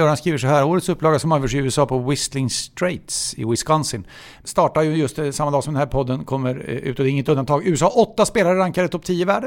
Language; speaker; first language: Swedish; native; Swedish